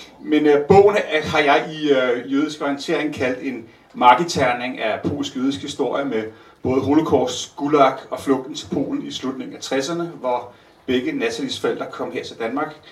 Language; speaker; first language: Danish; native; Danish